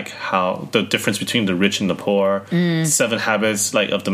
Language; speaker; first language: English; early bilingual, other home language; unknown